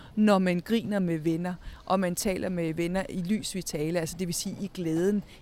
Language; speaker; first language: Danish; early bilingual, other home language; Spanish